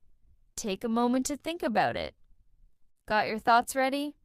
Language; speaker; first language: English; non-native, fluent; Spanish